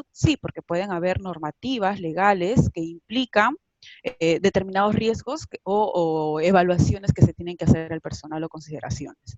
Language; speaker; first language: Spanish; native; Spanish